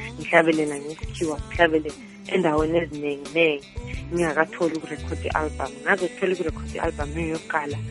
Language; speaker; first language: Zulu; native; Zulu